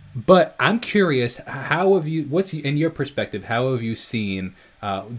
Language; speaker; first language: English; native; English